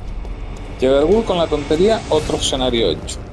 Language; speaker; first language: Spanish; native; Spanish